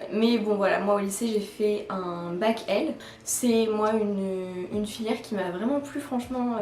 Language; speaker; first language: French; native; French